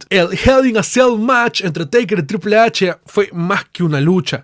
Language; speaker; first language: Spanish; native; Spanish